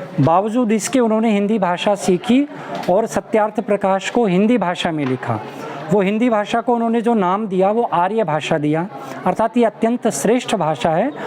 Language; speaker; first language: Hindi; native; Hindi